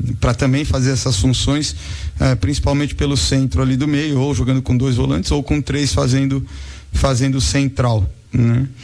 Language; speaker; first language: Portuguese; native; Portuguese